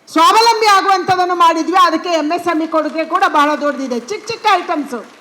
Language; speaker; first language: Kannada; non-native, local second language; Tulu